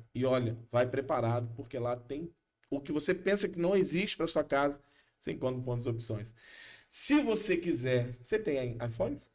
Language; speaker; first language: Portuguese; native; Portuguese